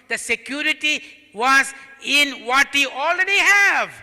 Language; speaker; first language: English; non-native, local second language; Malayalam